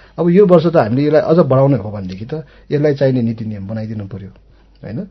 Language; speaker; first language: Nepali; non-native, local second language; Newari